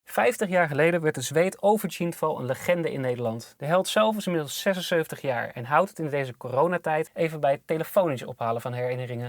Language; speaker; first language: Dutch; native; Dutch